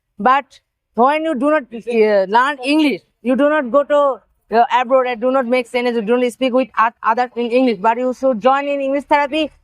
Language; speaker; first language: English; non-native, learner; Bangla